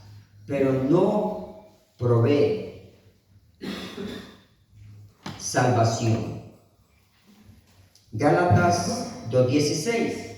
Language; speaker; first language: Spanish; native; Spanish